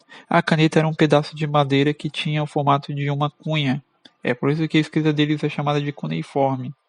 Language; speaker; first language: Portuguese; native; Portuguese